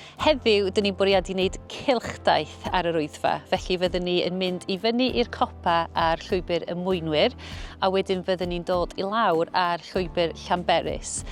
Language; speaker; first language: Welsh; native; Welsh